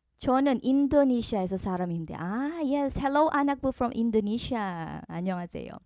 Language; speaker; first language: Korean; non-native, fluent; Filipino